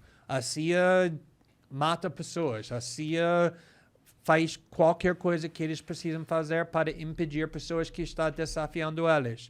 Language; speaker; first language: Portuguese; non-native, fluent; English